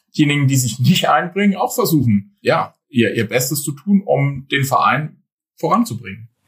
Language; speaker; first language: German; native; German